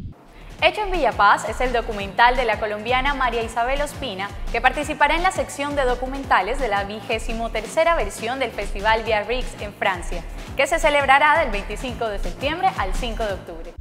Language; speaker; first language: Spanish; native; Spanish